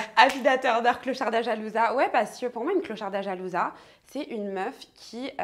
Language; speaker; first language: French; native; French